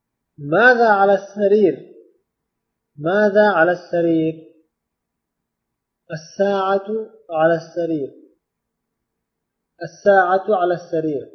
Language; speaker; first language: Arabic; non-native, fluent; Uzbek